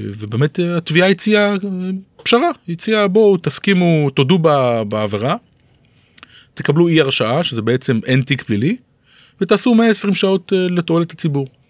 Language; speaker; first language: Hebrew; native; Hebrew